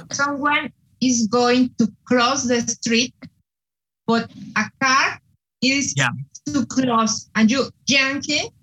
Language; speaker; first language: English; non-native, fluent; Persian